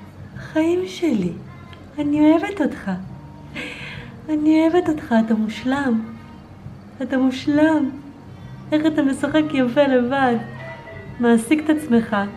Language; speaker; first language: Hebrew; native; Hebrew